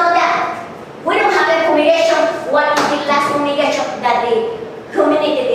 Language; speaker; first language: English; non-native, learner; Spanish